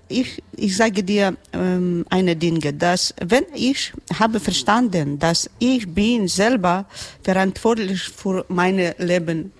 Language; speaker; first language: German; non-native, learner; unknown